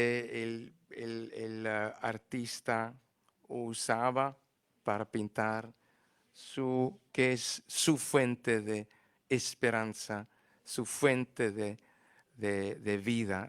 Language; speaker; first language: Spanish; non-native, learner; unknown